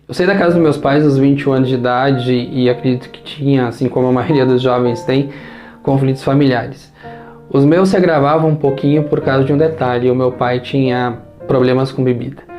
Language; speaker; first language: Portuguese; native; Portuguese